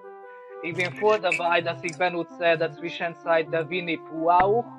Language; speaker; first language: German; non-native, learner; Hungarian